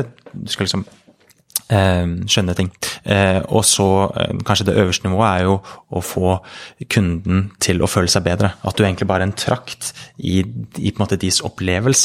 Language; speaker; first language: Norwegian; native; Norwegian